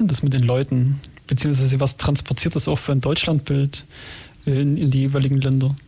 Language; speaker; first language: German; native; German